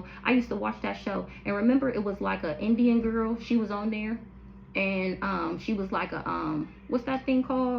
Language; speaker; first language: English; native; English